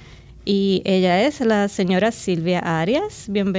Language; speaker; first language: Spanish; native; Spanish